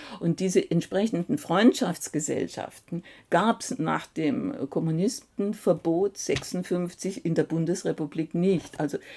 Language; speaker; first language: German; native; German